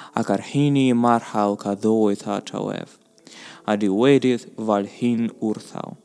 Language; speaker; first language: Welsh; non-native, learner; Russian